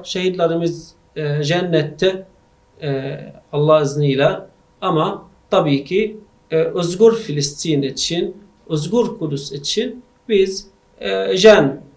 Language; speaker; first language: Turkish; non-native, learner; Arabic